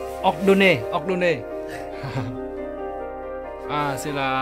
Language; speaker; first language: French; non-native, learner; Vietnamese